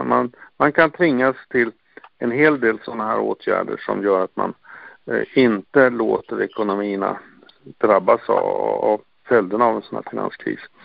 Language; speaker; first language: Swedish; native; Swedish